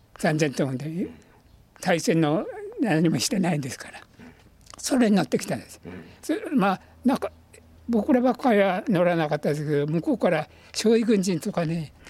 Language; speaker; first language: Japanese; native; Japanese